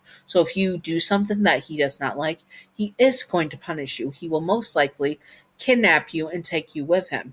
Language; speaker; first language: English; native; English